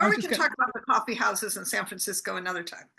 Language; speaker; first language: English; native; English